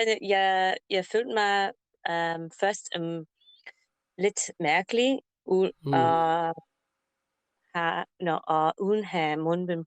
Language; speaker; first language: Danish; non-native, learner; English